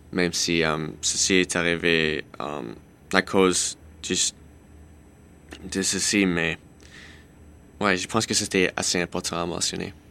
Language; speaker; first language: French; non-native, local second language; English